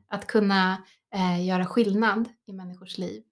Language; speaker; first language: Swedish; early bilingual, other home language; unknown